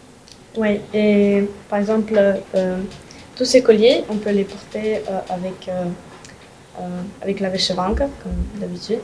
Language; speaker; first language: French; non-native, local second language; English